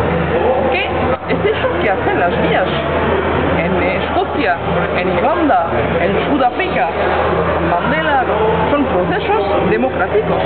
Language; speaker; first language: Spanish; non-native, learner; French